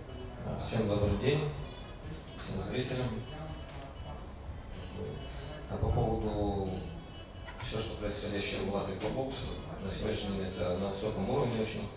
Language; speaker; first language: Russian; native; Russian